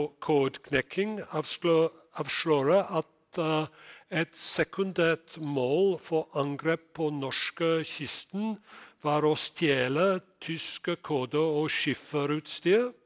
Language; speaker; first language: Norwegian; non-native, fluent; English